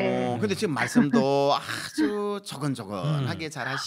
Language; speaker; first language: Korean; native; Korean